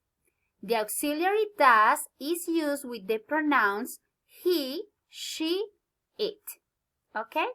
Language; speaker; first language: English; non-native, learner; Spanish